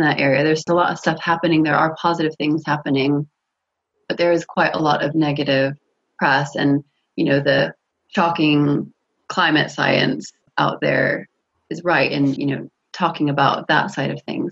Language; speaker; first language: English; native; English